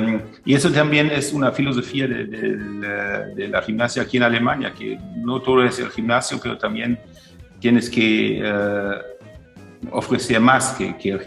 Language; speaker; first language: Spanish; non-native, fluent; German